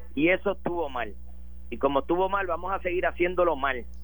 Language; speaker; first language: Spanish; native; Spanish